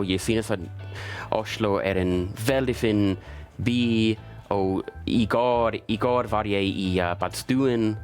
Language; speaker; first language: Norwegian; non-native, learner; English